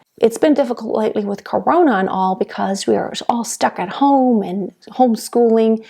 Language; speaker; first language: English; non-native, fluent; German